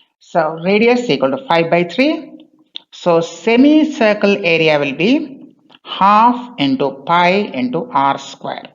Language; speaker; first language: English; non-native, local second language; Bangla